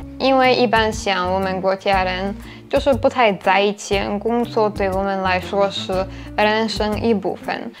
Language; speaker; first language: Chinese; non-native, fluent; Slovak